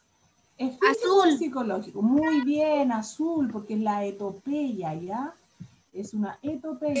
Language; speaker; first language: Spanish; native; Spanish